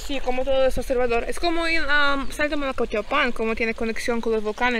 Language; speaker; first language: Spanish; non-native, learner; Ukrainian